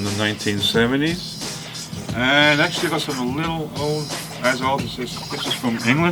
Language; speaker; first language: English; non-native, fluent; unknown